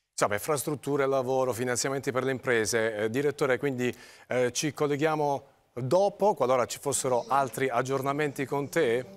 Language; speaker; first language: Italian; native; Italian